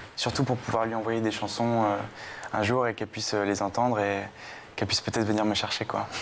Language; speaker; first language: French; native; French